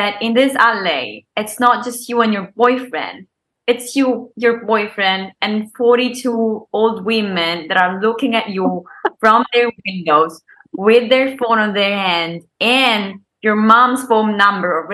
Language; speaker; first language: English; non-native, fluent; Italian